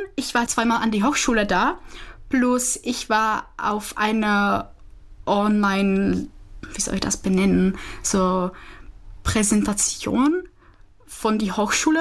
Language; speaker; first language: German; non-native, learner; Czech